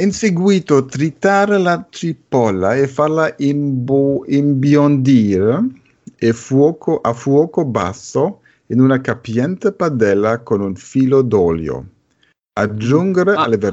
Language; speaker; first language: Italian; non-native, fluent; German